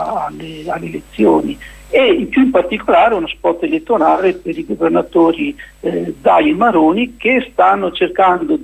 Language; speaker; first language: Italian; native; Italian